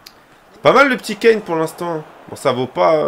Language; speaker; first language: French; native; French